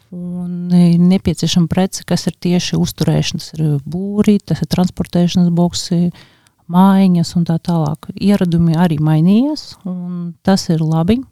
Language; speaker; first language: Latvian; non-native, local second language; Russian